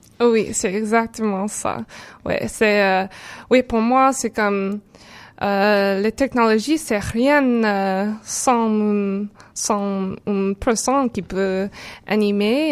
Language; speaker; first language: French; non-native, learner; English